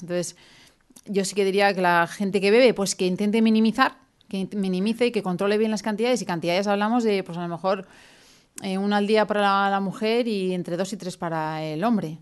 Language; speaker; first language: Spanish; native; Spanish